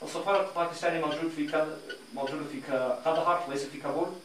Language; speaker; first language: Arabic; non-native, fluent; English